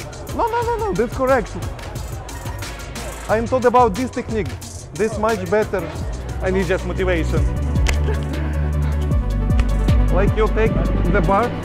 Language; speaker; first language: English; non-native, learner; Russian